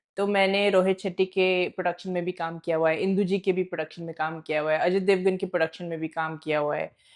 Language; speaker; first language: Hindi; non-native, fluent; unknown